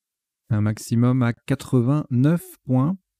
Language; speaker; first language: French; native; French